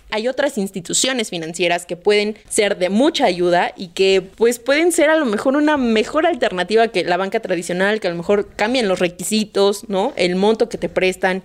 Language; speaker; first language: Spanish; native; Spanish